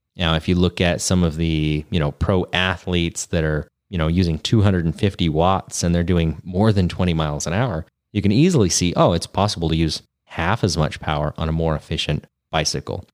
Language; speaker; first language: English; native; English